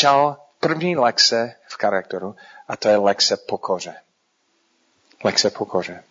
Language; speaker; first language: Czech; non-native, fluent; English